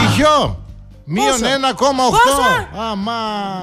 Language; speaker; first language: Greek; native; Greek